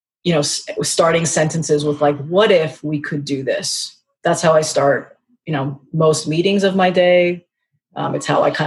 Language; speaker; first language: English; native; English